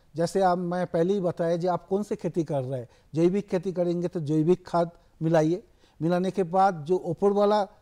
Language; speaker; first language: Hindi; non-native, local second language; Bangla